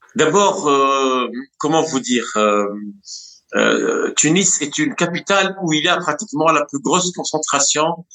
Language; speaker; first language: French; non-native, local second language; Arabic